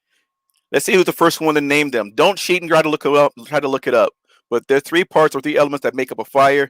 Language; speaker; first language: English; native; English